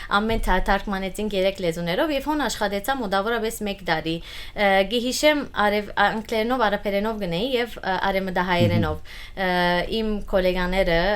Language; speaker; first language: Armenian; early bilingual, heritage; Armenian